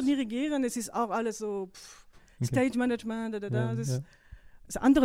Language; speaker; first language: German; non-native, fluent; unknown